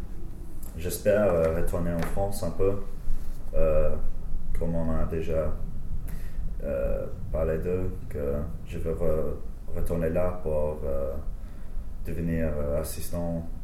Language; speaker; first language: French; non-native, fluent; English